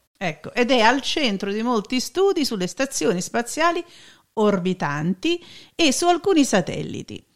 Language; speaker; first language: Italian; native; Italian